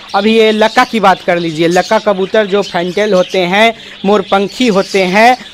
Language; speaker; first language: Hindi; native; Hindi